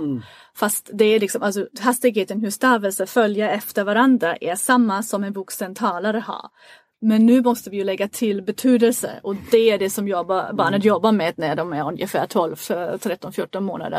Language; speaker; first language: Swedish; non-native, fluent; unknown